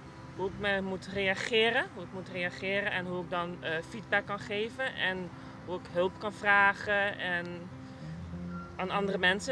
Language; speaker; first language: Dutch; non-native, local second language; Papiamento